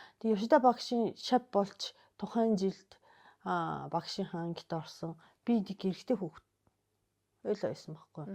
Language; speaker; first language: Mongolian; non-native, fluent; Japanese